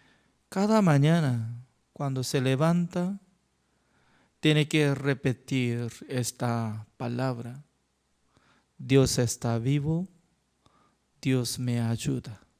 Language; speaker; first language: Spanish; non-native, learner; Korean